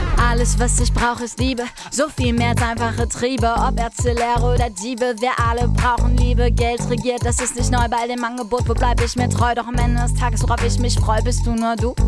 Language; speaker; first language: French; non-native, fluent; German